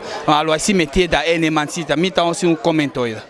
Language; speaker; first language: Finnish; non-native, fluent; Lingala